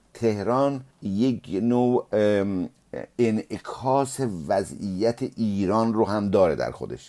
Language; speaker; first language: Persian; non-native, local second language; Azerbaijani